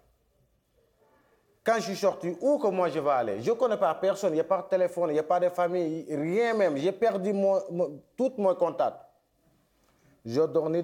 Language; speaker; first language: French; non-native, local second language; Wolof